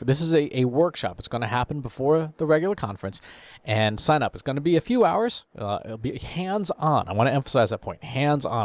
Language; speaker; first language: English; native; English